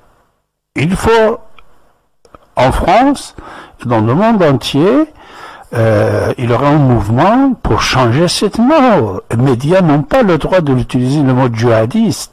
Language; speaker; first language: French; non-native, fluent; Persian